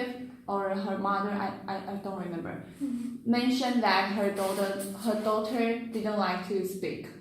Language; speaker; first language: English; non-native, learner; Chinese